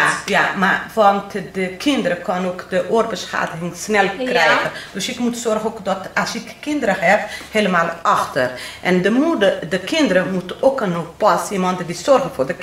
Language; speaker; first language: Dutch; non-native, learner; Portuguese